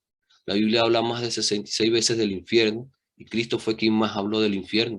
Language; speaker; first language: Spanish; native; Spanish